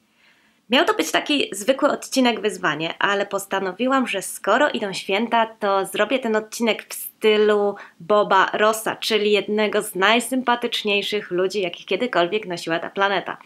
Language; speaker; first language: Polish; native; Polish